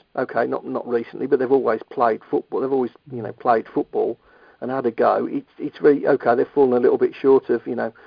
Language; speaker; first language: English; native; English